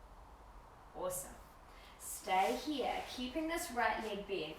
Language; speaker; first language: English; native; English